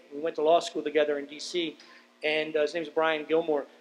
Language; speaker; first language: English; native; English